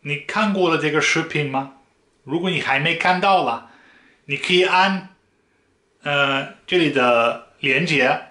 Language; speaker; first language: Chinese; non-native, fluent; Dutch